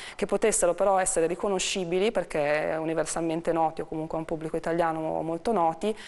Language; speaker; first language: Italian; native; Italian